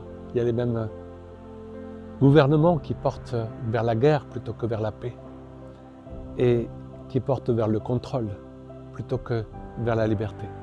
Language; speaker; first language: French; native; French